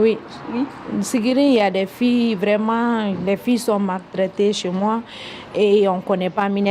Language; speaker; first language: French; non-native, local second language; Mandingo